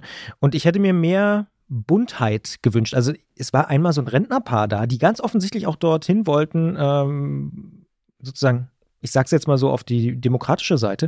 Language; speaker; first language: German; native; German